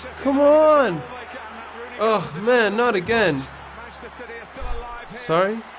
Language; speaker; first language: English; native; English